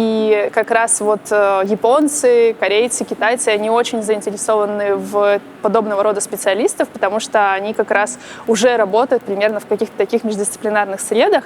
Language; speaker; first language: Russian; native; Russian